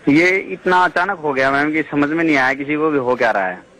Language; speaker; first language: Hindi; native; Hindi